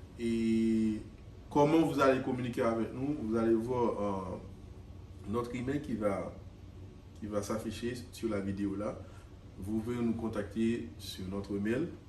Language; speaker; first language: French; non-native, local second language; Haitian Creole